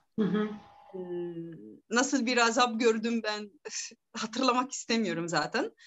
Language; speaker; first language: Turkish; non-native, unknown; Arabic